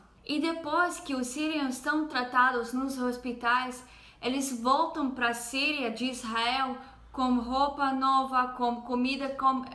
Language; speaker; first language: Portuguese; non-native, fluent; Hebrew